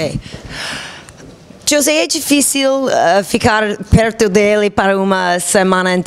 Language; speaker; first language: Portuguese; non-native, learner; English